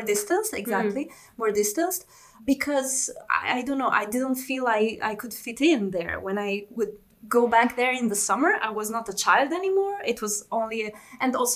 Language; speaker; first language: English; non-native, fluent; Italian